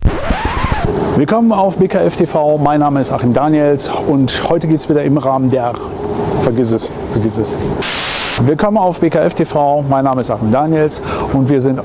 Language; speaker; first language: German; native; German